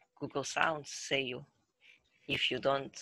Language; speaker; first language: English; non-native, learner; Russian